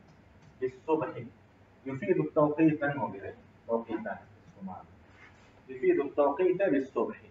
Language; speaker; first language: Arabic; non-native, fluent; Urdu